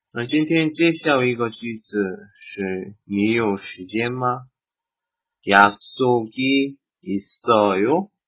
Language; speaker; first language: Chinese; non-native, learner; Korean